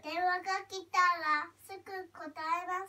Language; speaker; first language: Japanese; early bilingual, other home language; Nepali